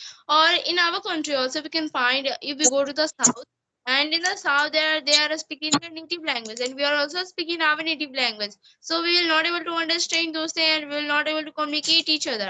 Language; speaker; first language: English; non-native, learner; Hindi